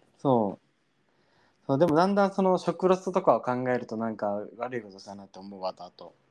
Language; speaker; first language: Japanese; early bilingual, heritage; Japanese